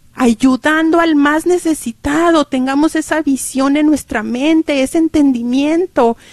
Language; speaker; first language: Spanish; native; Spanish